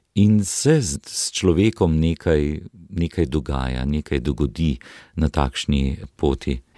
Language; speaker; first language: Slovenian; native; Slovenian